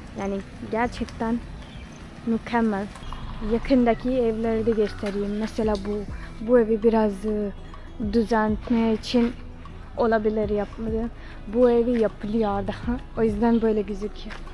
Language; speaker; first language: Turkish; non-native, fluent; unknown